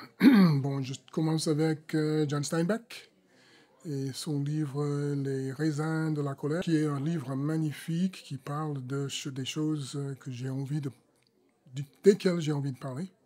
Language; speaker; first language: French; non-native, fluent; English